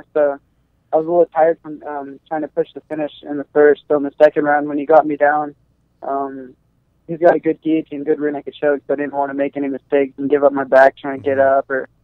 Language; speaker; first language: English; native; English